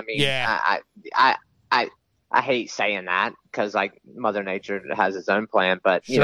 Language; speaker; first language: English; native; English